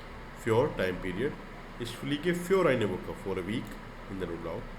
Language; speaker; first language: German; non-native, fluent; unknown